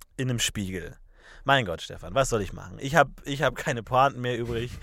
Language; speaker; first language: German; native; German